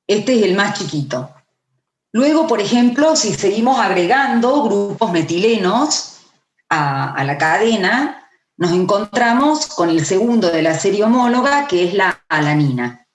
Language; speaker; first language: Spanish; native; Spanish